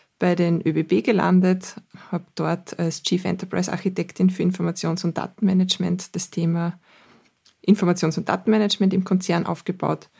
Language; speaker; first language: German; native; German